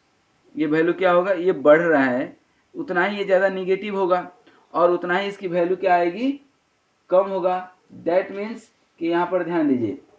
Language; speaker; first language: Hindi; native; Hindi